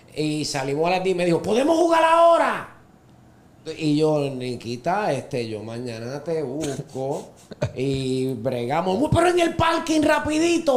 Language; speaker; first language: Spanish; native; Spanish